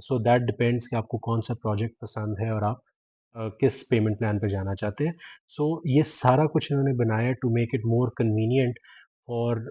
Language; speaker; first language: Hindi; non-native, local second language; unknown